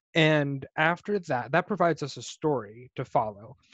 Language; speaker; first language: English; native; English